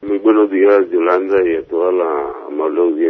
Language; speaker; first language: Spanish; native; Spanish